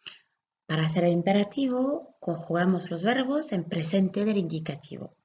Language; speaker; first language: Spanish; non-native, fluent; French